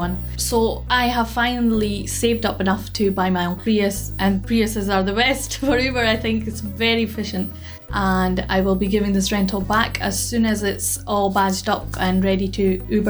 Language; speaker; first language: English; native; English